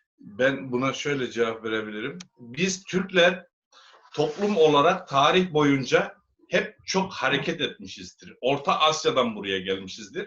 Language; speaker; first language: Turkish; native; Turkish